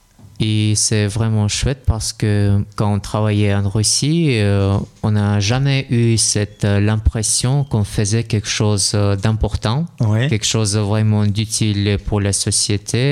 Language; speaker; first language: French; non-native, learner; Russian